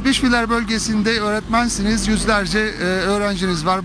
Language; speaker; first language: Turkish; native; Turkish